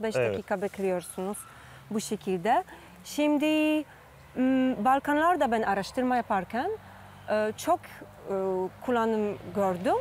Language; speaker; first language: Turkish; non-native, fluent; Polish